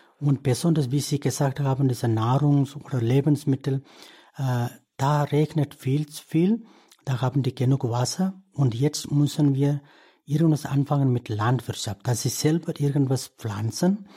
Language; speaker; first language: German; non-native, learner; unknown